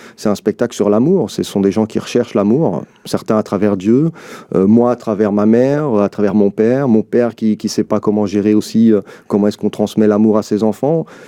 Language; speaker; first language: French; early bilingual, other home language; Arabic